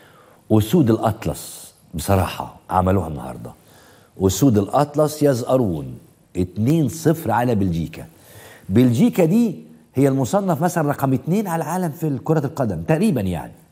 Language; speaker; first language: Arabic; native; Arabic